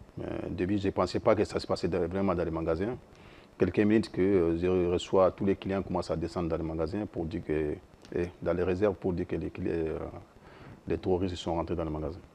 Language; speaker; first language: French; non-native, local second language; Soninke